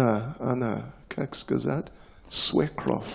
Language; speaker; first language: Russian; non-native, learner; English